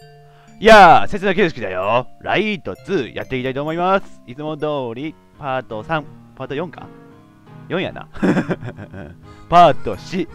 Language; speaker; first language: Japanese; native; Japanese